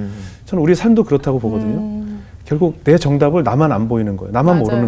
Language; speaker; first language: Korean; native; Korean